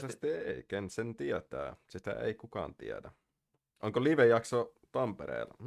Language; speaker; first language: Finnish; native; Finnish